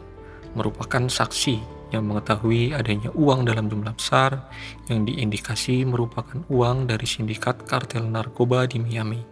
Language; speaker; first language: Indonesian; native; Indonesian